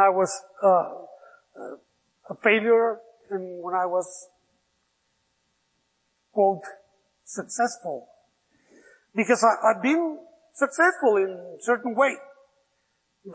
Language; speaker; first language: English; non-native, fluent; Spanish